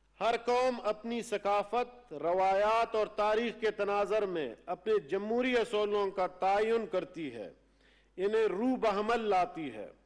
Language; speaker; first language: Urdu; non-native, local second language; Baluchi